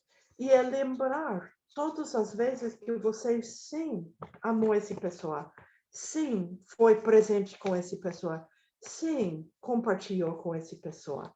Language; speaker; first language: Portuguese; non-native, fluent; Spanish